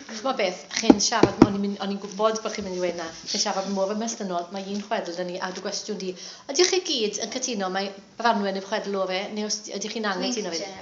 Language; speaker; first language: Welsh; native; Welsh